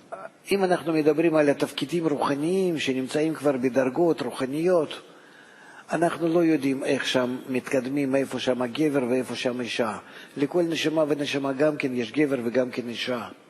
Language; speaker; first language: Hebrew; non-native, fluent; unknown